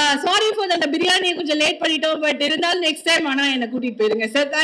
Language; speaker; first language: Tamil; native; Tamil